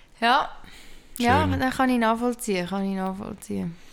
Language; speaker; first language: German; native; German